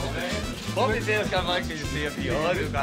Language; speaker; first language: Portuguese; native; Portuguese